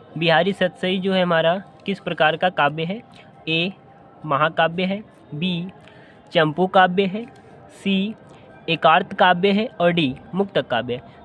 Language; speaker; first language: Hindi; native; Hindi